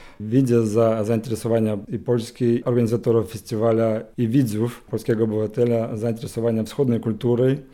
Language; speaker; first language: Polish; non-native, learner; Ukrainian